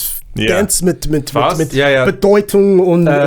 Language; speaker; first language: German; non-native, learner; Zulu